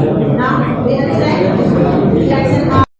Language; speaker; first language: English; non-native, learner; Indonesian